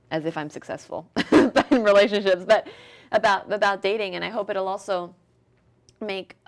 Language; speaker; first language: English; early bilingual, other home language; French